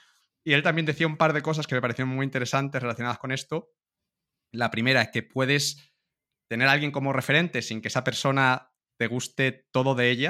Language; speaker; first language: Spanish; native; Spanish